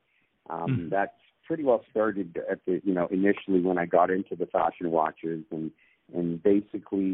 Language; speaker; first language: English; native; English